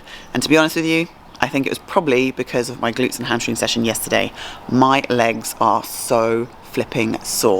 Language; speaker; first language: English; native; English